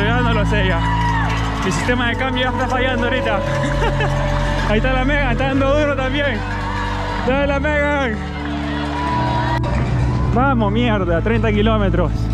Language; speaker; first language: Spanish; native; Spanish